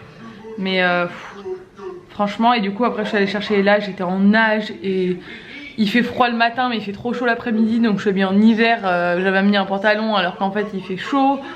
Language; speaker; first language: French; native; French